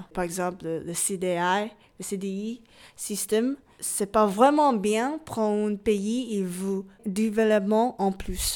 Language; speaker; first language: French; non-native, learner; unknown